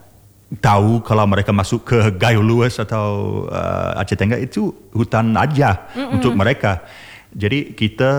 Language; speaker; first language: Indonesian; non-native, learner; English